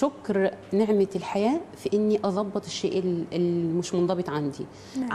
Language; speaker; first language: Arabic; native; Arabic